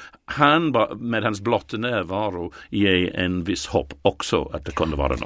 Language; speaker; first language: Swedish; non-native, fluent; English